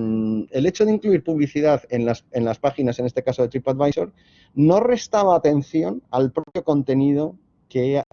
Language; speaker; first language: Spanish; native; Spanish